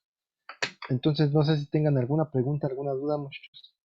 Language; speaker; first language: Spanish; native; Spanish